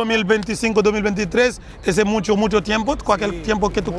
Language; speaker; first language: Spanish; non-native, learner; Haitian Creole